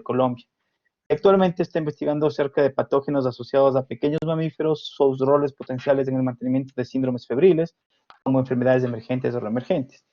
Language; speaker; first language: Spanish; native; Spanish